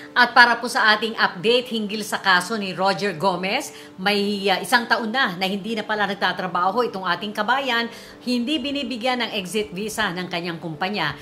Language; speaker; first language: Filipino; native; Filipino